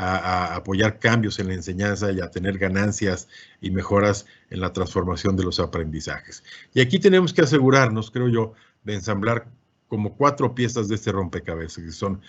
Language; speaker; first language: Spanish; native; Spanish